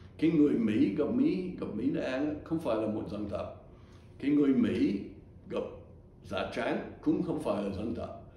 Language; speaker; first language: Vietnamese; non-native, fluent; English